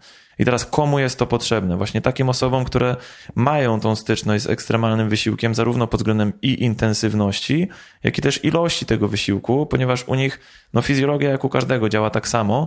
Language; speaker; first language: Polish; native; Polish